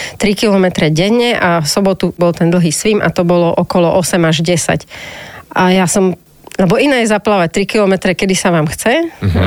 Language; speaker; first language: Slovak; native; Slovak